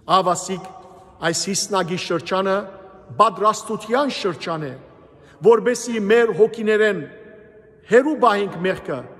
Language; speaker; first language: Armenian; native; Armenian